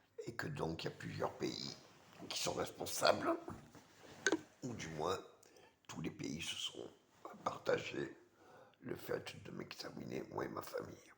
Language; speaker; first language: French; native; French